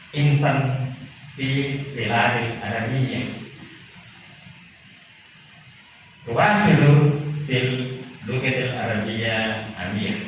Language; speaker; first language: Arabic; non-native, fluent; Indonesian